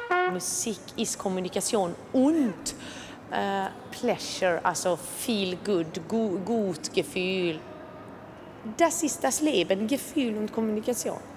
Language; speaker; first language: German; non-native, learner; Swedish